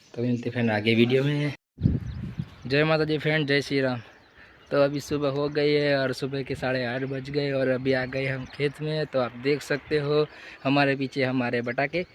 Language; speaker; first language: Hindi; non-native, local second language; Gujarati